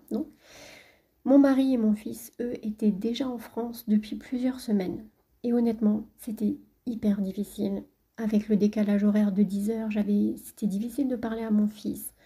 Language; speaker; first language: French; native; French